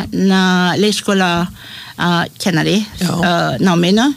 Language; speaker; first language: Icelandic; non-native, learner; Malay